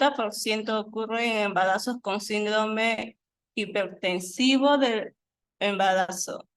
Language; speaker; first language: Spanish; native; Spanish